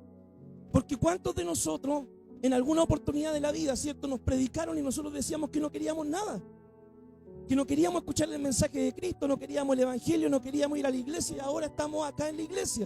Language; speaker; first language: Spanish; native; Spanish